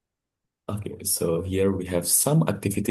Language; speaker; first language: English; non-native, fluent; Indonesian